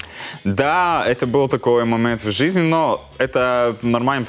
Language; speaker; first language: Russian; non-native, local second language; Latvian